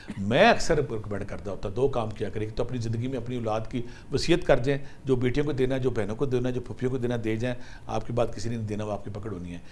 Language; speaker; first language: Urdu; non-native, local second language; Punjabi